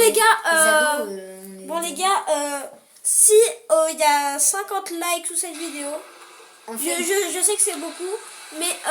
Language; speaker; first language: French; native; French